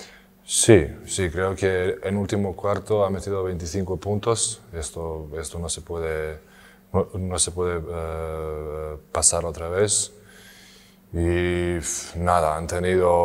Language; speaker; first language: Spanish; non-native, learner; Serbian